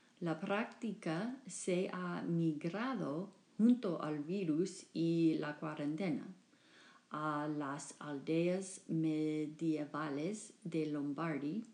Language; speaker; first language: Spanish; non-native, fluent; English